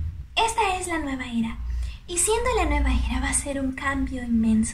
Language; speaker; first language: Spanish; native; Spanish